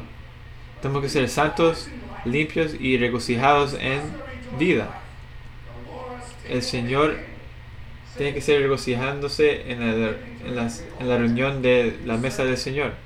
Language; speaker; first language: Spanish; non-native, fluent; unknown